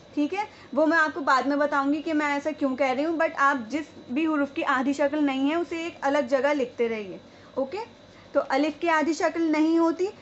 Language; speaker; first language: Hindi; native; Hindi